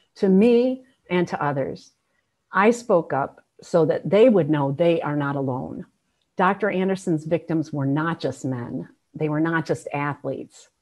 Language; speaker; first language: English; native; English